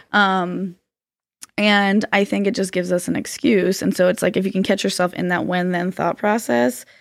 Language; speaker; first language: English; native; English